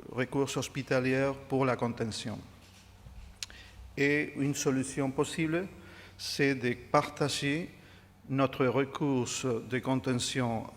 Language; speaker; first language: French; non-native, fluent; Spanish